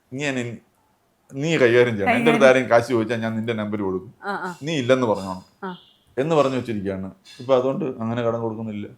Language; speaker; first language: Malayalam; native; Malayalam